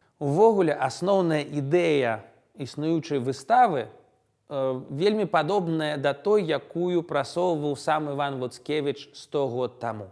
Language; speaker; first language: Belarusian; non-native, local second language; Russian